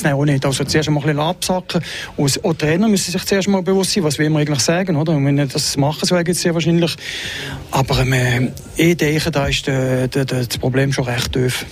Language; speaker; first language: German; native; German